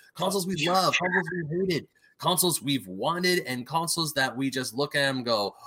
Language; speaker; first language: English; native; English